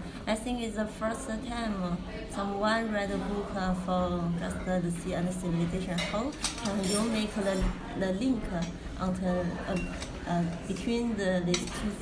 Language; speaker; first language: English; non-native, learner; Chinese